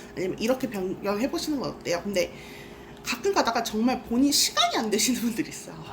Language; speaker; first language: Korean; native; Korean